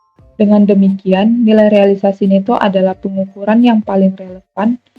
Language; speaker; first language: Indonesian; native; Indonesian